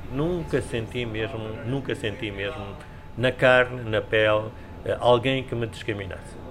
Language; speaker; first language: Portuguese; non-native, local second language; Gujarati